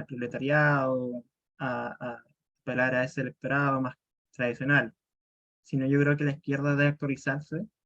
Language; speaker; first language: Spanish; native; Spanish